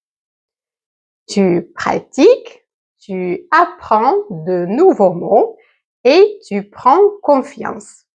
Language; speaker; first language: French; native; French